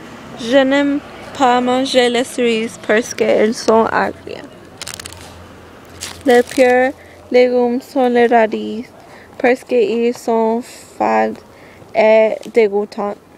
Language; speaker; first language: French; non-native, learner; English